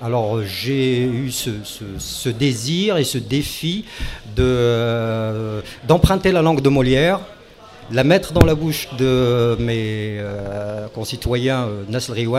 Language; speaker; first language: French; non-native, local second language; Arabic